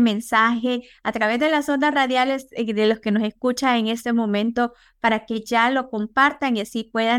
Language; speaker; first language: Spanish; native; Spanish